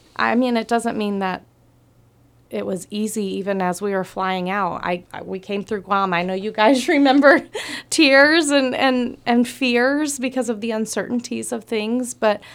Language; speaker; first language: English; native; English